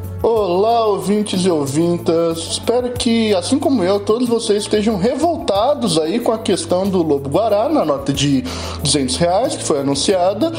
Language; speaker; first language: Portuguese; native; Portuguese